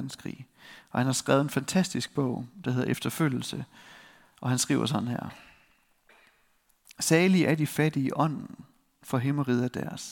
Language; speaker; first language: Danish; native; Danish